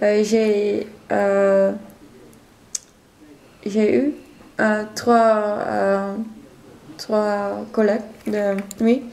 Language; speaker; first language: French; non-native, learner; Dutch